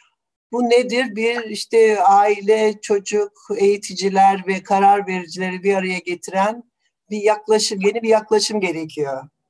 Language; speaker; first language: Turkish; native; Turkish